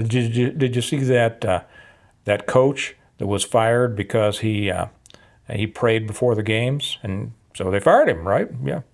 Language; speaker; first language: English; native; English